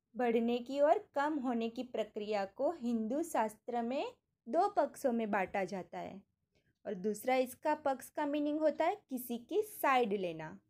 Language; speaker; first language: Hindi; non-native, local second language; Gujarati